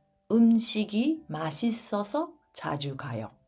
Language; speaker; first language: Korean; early bilingual, heritage; Japanese